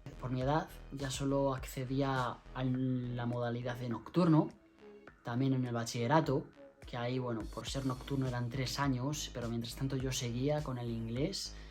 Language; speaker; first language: Spanish; native; Spanish